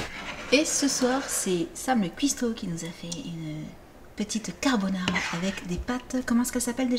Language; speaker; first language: French; native; French